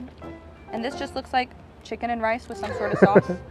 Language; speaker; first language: English; native; English